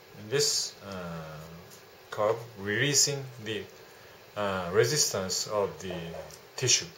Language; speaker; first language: English; non-native, learner; Japanese